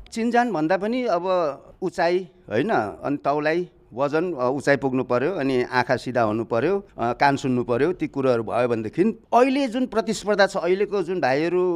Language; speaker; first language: Nepali; non-native, local second language; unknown